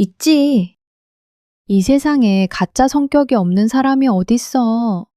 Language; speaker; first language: Korean; early bilingual, heritage; English